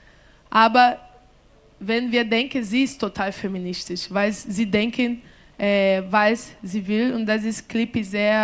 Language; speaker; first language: German; non-native, learner; Portuguese